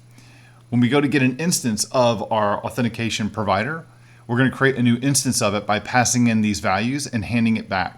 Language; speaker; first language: English; native; English